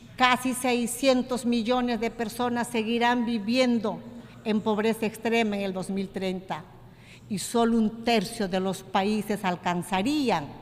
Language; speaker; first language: Spanish; native; Spanish